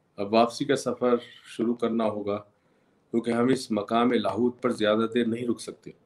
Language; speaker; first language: Urdu; native; Urdu